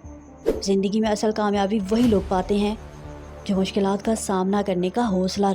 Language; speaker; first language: Urdu; native; Urdu